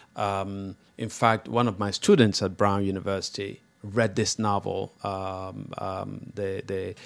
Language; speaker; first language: English; non-native, local second language; Igbo